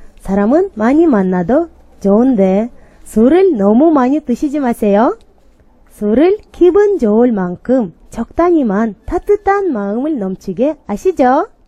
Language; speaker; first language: Korean; non-native, learner; Kyrgyz